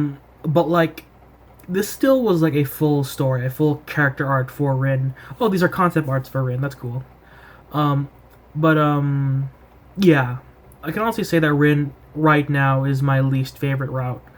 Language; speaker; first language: English; native; English